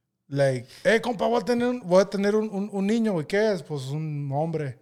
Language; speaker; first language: Spanish; early bilingual, heritage; Spanish